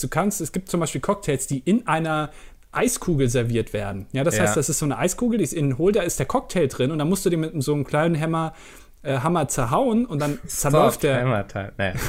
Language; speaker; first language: German; native; German